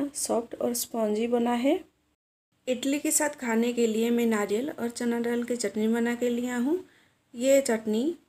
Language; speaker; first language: Hindi; native; Hindi